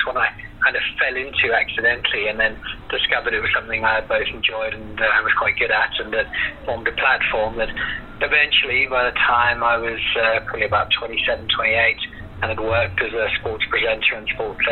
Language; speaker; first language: English; native; English